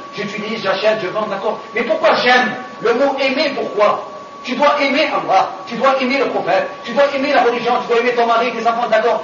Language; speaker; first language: French; non-native, local second language; Arabic